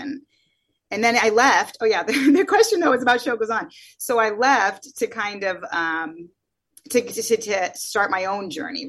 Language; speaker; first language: English; native; English